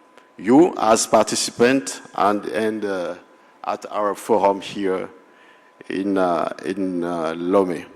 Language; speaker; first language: English; non-native, fluent; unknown